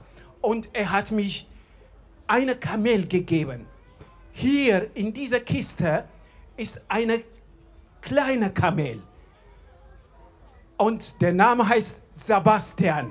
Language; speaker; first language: German; non-native, fluent; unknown